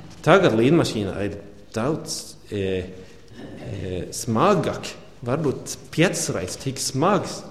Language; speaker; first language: Latvian; non-native, learner; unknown